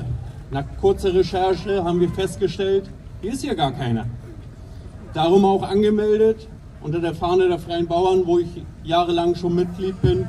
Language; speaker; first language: German; native; German